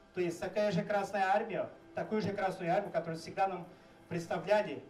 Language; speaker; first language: Russian; non-native, fluent; Portuguese